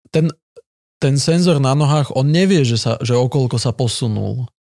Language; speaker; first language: Slovak; native; Slovak